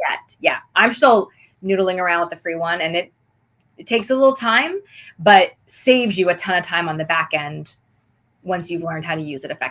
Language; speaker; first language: English; native; English